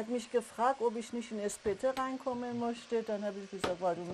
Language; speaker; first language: German; non-native, learner; Persian